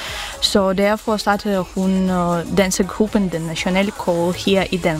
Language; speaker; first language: Danish; non-native, learner; Ukrainian